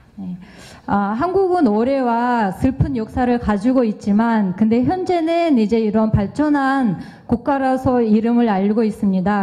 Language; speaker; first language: Korean; non-native, fluent; Kyrgyz